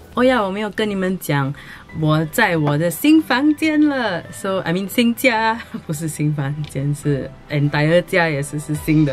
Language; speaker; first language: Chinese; non-native, local second language; English